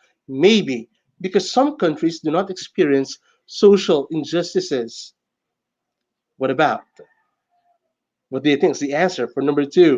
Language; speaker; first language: English; non-native, local second language; Filipino